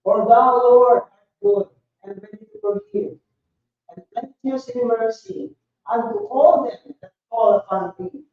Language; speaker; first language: English; non-native, local second language; Filipino